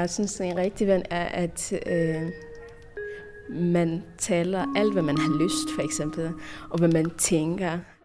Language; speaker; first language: Danish; non-native, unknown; Tigrinya